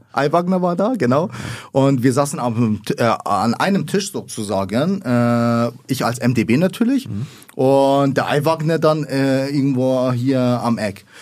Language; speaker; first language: German; early bilingual, other home language; Arabic